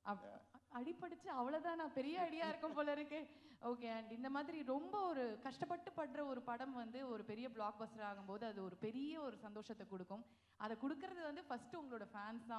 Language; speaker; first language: Tamil; native; Tamil